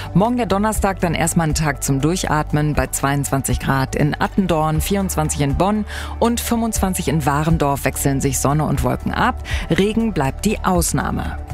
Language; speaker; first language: German; native; German